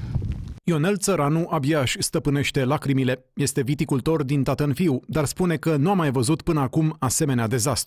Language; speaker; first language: Romanian; native; Romanian